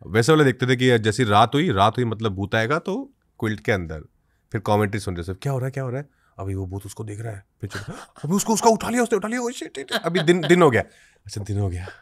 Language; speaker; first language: Hindi; native; Hindi